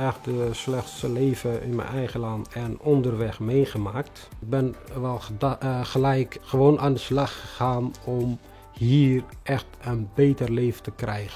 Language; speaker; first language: Dutch; non-native, fluent; Tigrinya